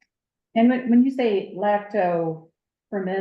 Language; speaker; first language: English; native; English